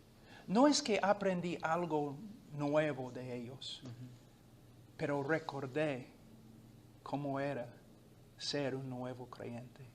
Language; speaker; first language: Spanish; non-native, fluent; English